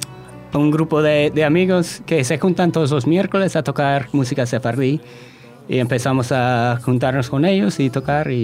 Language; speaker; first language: Spanish; non-native, fluent; English